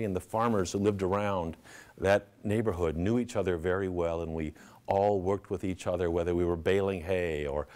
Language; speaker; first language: English; native; English